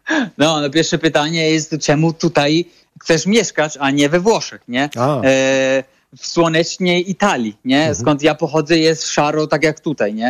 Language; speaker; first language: Polish; non-native, fluent; Italian